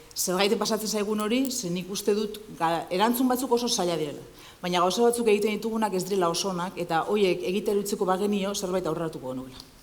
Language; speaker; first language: Basque; native; Basque